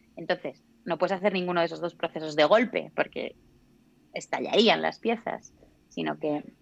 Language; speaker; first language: Spanish; native; Spanish